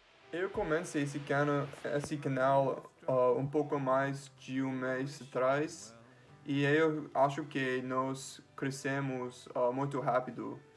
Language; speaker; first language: Portuguese; non-native, fluent; English